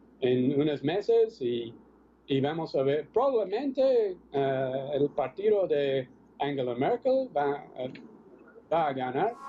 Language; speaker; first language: Spanish; non-native, fluent; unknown